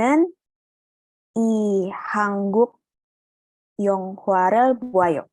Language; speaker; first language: Korean; non-native, learner; Indonesian